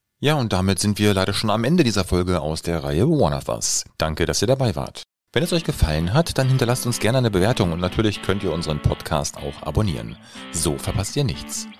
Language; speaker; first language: German; native; German